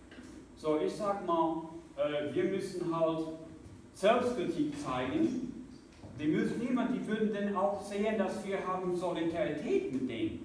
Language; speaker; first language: German; non-native, fluent; English